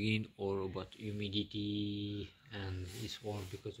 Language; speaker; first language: English; non-native, learner; French